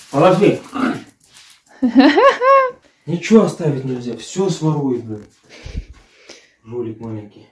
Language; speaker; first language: Russian; native; Russian